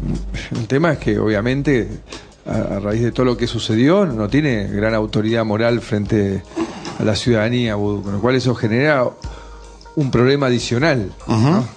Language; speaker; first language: Spanish; native; Spanish